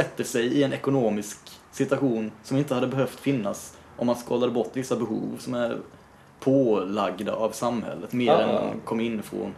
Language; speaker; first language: Swedish; native; Swedish